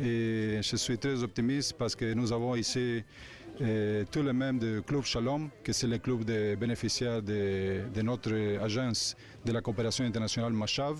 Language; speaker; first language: French; non-native, learner; Hebrew